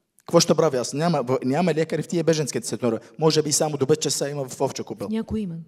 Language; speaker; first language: Bulgarian; non-native, fluent; Arabic